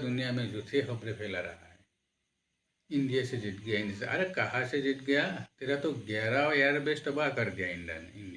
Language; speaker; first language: Hindi; non-native, local second language; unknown